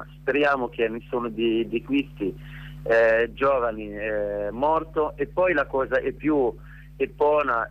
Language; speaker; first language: Italian; non-native, learner; Arabic